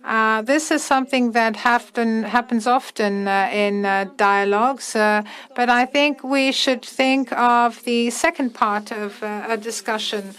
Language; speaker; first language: English; non-native, fluent; German